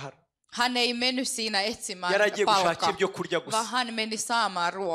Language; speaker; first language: Finnish; non-native, fluent; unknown